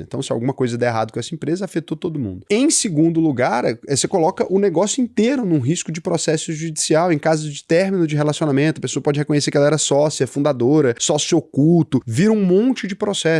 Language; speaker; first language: Portuguese; native; Portuguese